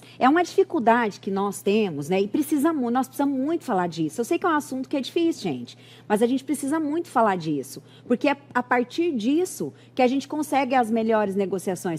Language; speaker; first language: Portuguese; native; Portuguese